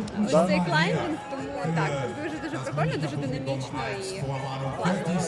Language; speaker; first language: Ukrainian; native; Ukrainian